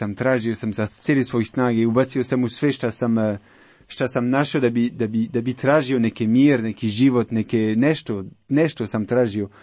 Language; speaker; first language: Croatian; non-native, learner; French